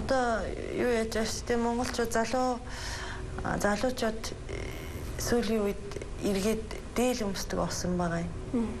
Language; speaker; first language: Mongolian; non-native, fluent; Japanese